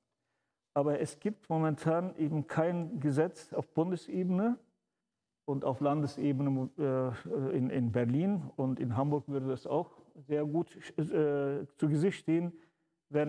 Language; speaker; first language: German; early bilingual, other home language; Turkish